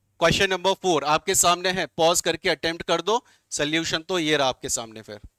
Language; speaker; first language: Hindi; native; Hindi